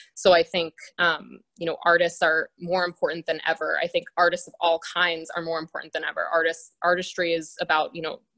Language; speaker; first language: English; native; English